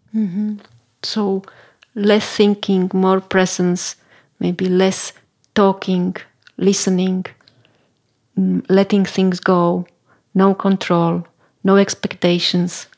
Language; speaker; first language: English; non-native, fluent; Slovak